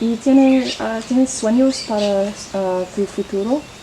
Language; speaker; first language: Spanish; non-native, learner; English